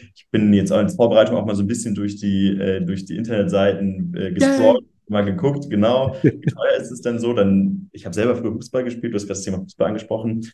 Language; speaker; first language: German; native; German